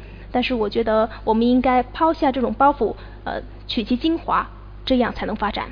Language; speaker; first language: Chinese; native; Chinese